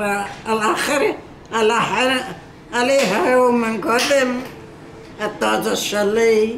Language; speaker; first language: Hebrew; non-native, learner; Arabic